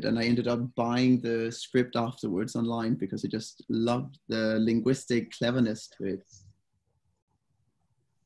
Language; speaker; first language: English; non-native, fluent; Danish